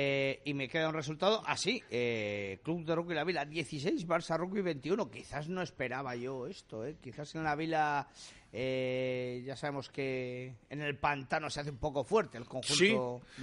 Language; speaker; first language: Spanish; native; Spanish